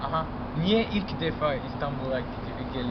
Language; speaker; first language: Turkish; non-native, learner; Chinese